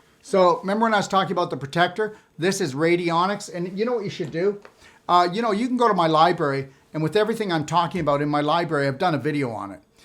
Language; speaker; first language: English; native; English